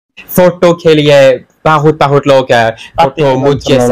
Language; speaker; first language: Hindi; non-native, learner; English